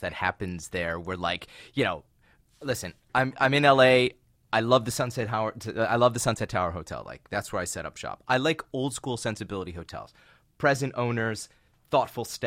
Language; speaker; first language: English; native; English